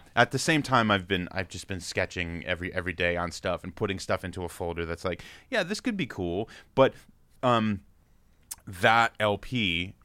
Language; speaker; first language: English; native; English